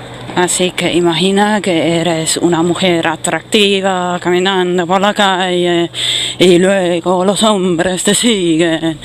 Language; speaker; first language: Spanish; non-native, fluent; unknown